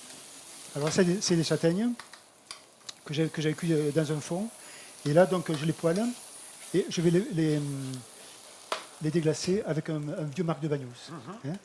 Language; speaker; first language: French; native; French